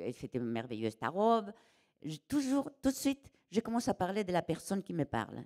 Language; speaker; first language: French; non-native, fluent; Spanish